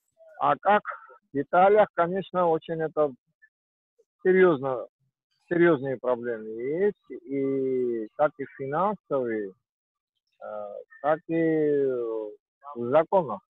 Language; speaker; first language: Russian; non-native, fluent; Georgian